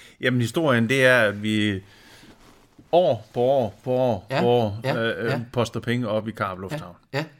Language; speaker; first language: Danish; native; Danish